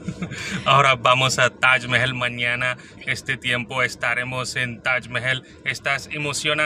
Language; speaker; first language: Spanish; non-native, learner; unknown